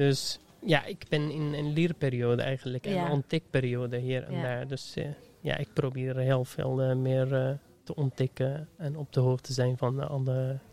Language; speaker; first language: Dutch; non-native, fluent; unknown